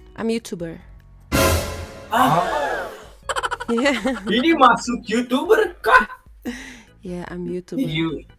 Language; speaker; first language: English; non-native, learner; Turkish